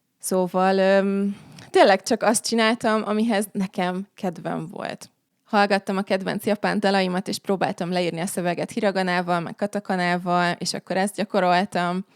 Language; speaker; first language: Hungarian; native; Hungarian